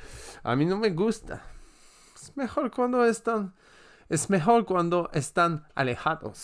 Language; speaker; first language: Spanish; non-native, learner; French